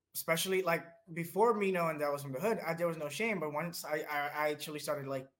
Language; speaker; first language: English; early bilingual, other home language; Spanish